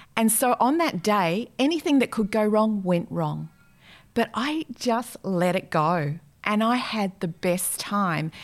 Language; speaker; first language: English; native; English